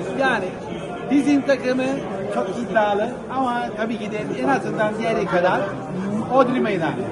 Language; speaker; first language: Turkish; non-native, fluent; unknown